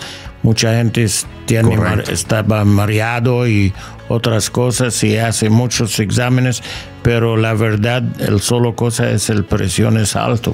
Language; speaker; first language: Spanish; non-native, learner; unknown